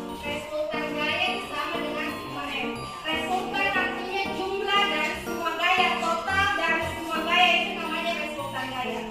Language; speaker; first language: Indonesian; native; Indonesian